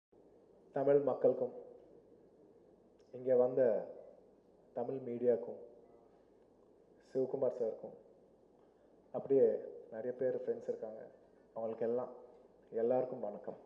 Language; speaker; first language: Tamil; non-native, local second language; Telugu